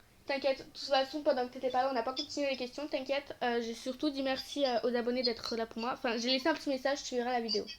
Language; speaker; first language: French; native; French